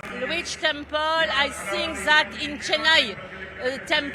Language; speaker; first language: English; non-native, learner; French